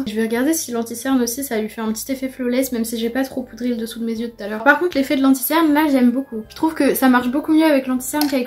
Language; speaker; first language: French; native; French